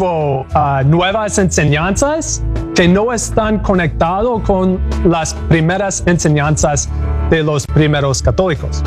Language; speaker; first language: Spanish; non-native, learner; English